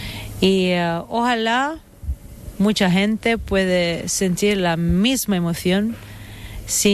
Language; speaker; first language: Spanish; non-native, fluent; Italian